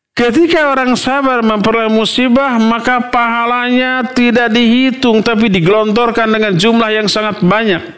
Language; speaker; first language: Indonesian; non-native, local second language; Sundanese